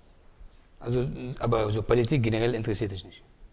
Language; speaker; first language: German; native; German